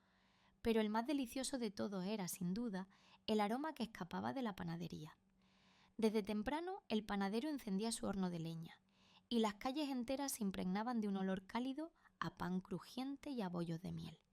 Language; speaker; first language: Spanish; native; Spanish